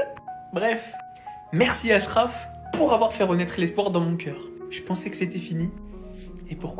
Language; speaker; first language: French; native; French